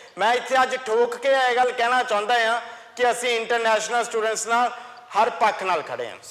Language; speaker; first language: Punjabi; early bilingual, heritage; Punjabi